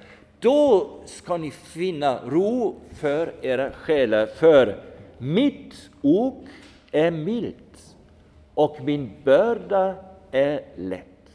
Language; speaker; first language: Swedish; non-native, fluent; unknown